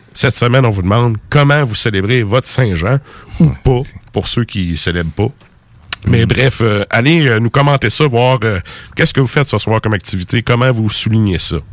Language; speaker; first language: French; native; French